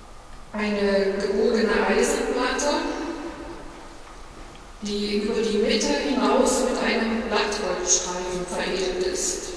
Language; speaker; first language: German; native; German